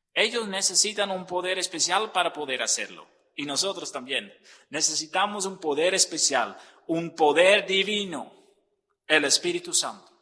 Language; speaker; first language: Spanish; non-native, fluent; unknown